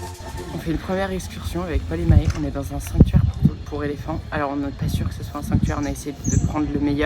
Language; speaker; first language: French; native; French